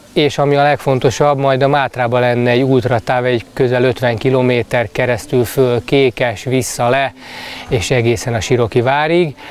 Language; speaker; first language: Hungarian; native; Hungarian